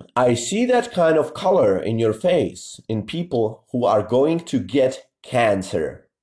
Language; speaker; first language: English; non-native, fluent; Czech